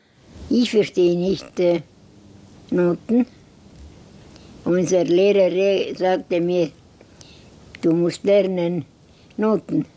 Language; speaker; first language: German; non-native, learner; Estonian